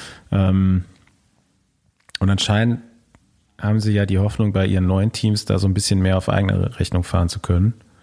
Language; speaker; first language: German; native; German